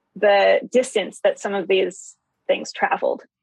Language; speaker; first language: English; native; English